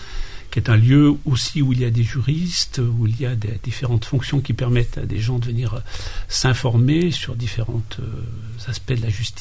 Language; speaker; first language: French; native; French